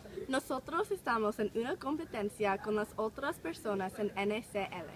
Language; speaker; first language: Spanish; non-native, learner; English